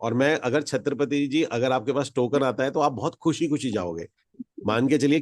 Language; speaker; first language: Hindi; native; Hindi